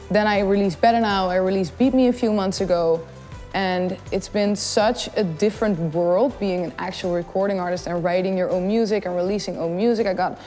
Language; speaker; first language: English; non-native, fluent; Dutch